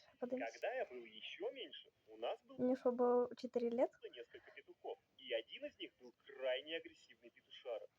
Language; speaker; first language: Russian; native; Russian